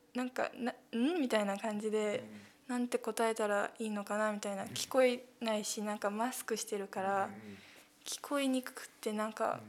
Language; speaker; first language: Japanese; early bilingual, heritage; Cantonese